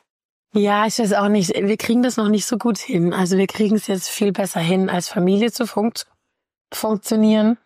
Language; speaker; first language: German; native; German